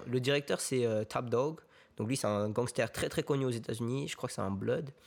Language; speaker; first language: French; early bilingual, other home language; Korean